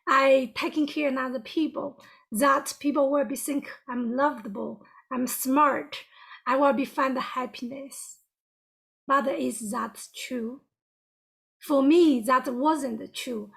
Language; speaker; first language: English; non-native, fluent; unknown